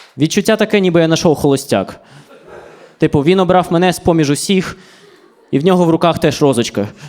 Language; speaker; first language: Ukrainian; non-native, local second language; Russian